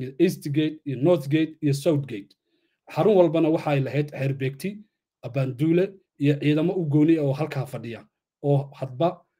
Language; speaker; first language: Somali; native; Somali